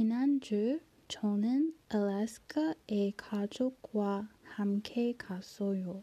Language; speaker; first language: Korean; non-native, learner; English